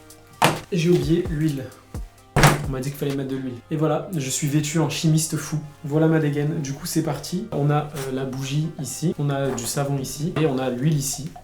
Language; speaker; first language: French; native; French